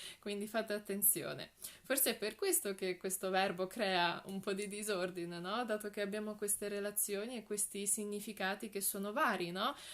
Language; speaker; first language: Italian; non-native, fluent; Polish